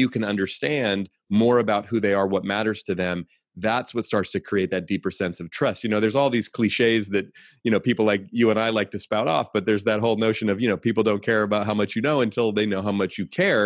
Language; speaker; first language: English; native; English